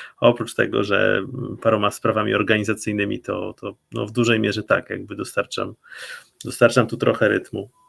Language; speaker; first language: Polish; native; Polish